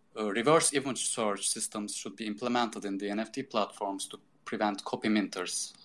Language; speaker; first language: English; non-native, fluent; Turkish